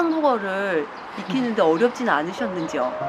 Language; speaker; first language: Korean; native; Korean